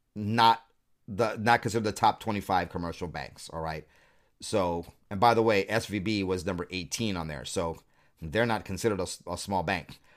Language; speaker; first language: English; native; English